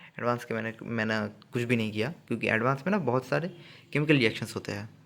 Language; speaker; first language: Hindi; non-native, local second language; Bangla